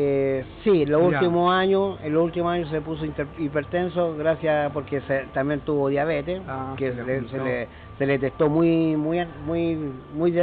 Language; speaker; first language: Spanish; native; Spanish